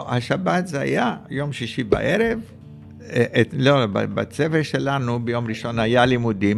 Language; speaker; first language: Hebrew; early bilingual, other home language; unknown